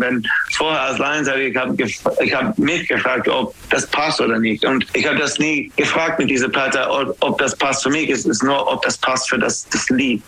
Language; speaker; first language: German; non-native, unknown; English